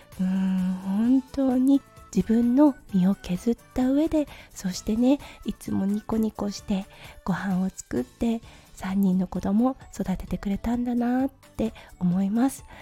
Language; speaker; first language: Japanese; native; Japanese